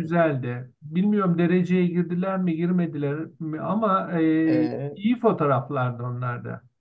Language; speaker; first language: Turkish; native; Turkish